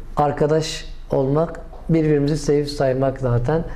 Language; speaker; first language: Turkish; native; Turkish